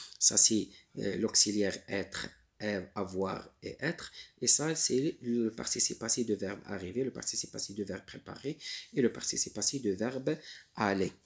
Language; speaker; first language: French; non-native, local second language; Arabic